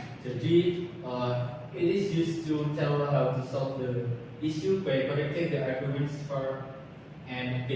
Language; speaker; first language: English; non-native, learner; Indonesian